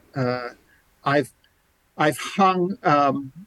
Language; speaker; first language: English; native; English